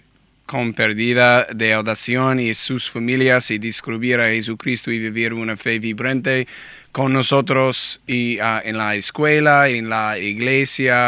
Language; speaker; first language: Spanish; non-native, learner; English